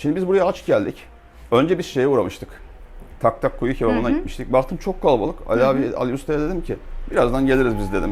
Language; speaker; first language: Turkish; native; Turkish